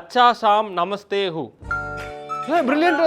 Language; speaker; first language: Hindi; non-native, learner; Tamil